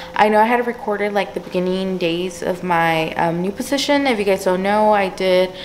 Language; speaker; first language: English; early bilingual, other home language; Spanish